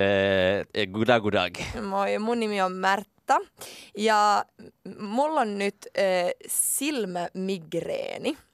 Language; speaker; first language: Finnish; non-native, local second language; Swedish